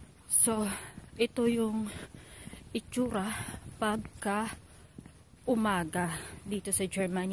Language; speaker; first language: Filipino; native; Filipino